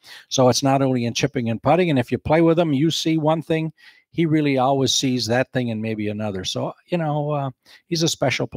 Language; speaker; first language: English; native; English